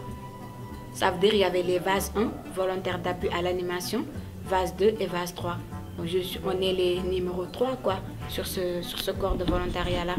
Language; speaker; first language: French; non-native, local second language; Wolof